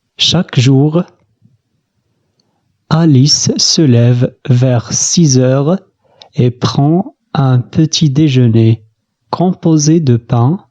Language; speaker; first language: French; non-native, fluent; Arabic